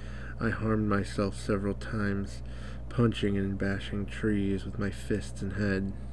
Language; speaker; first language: English; native; English